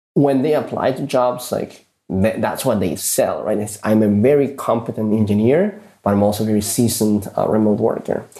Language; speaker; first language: English; early bilingual, other home language; Spanish